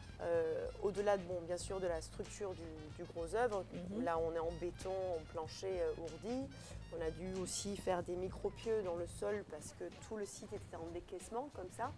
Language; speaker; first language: French; native; French